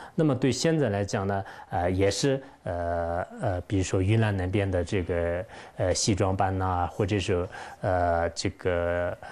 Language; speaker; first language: Chinese; non-native, local second language; Tibetan